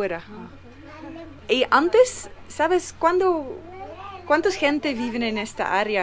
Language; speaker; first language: Spanish; non-native, learner; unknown